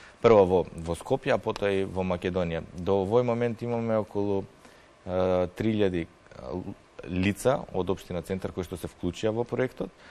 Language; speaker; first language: Macedonian; native; Macedonian